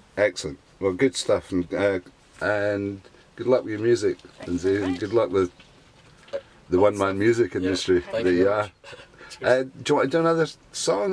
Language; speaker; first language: English; native; English